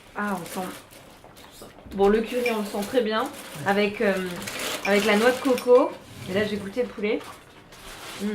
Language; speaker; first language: French; native; French